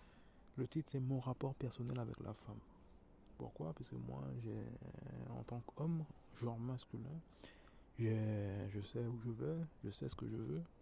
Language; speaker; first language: French; native; French